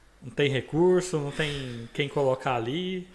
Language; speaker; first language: Portuguese; native; Portuguese